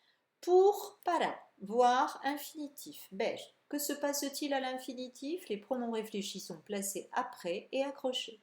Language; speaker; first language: French; native; French